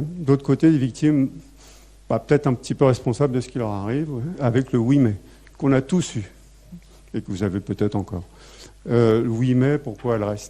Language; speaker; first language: French; native; French